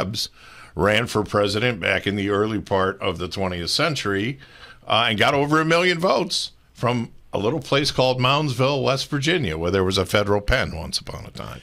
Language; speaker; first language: English; native; English